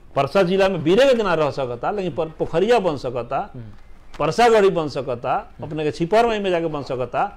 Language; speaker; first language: Bhojpuri; native; Bhojpuri